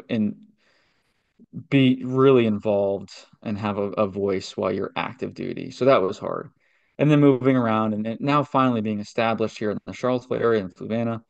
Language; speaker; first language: English; native; English